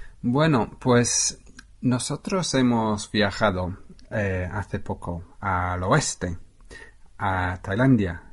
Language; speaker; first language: Spanish; non-native, fluent; English